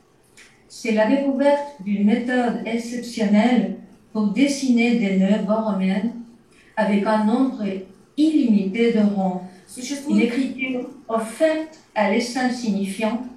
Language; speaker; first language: French; native; French